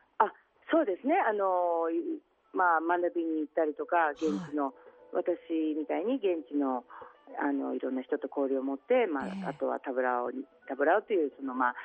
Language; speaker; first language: Japanese; native; Japanese